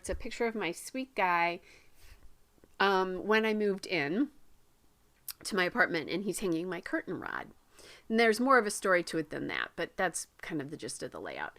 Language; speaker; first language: English; native; English